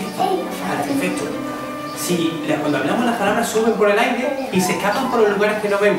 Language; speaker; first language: Spanish; native; Spanish